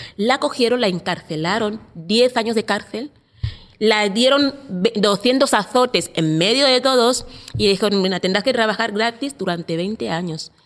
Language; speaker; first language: Spanish; non-native, local second language; Fang